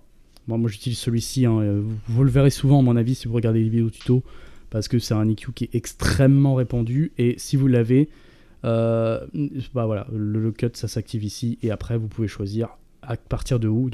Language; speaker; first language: French; native; French